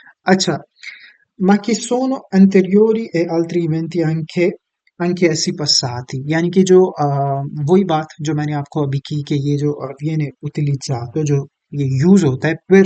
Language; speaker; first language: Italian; non-native, fluent; Urdu